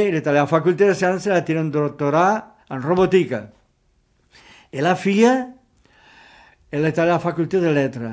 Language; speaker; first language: French; non-native, fluent; Catalan